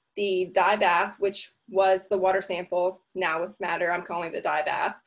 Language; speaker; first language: English; native; English